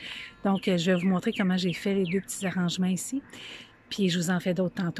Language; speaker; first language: French; native; French